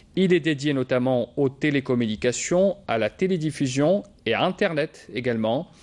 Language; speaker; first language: French; non-native, local second language; Arabic